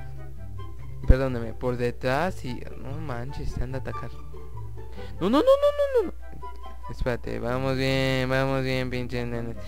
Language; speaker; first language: Spanish; native; Spanish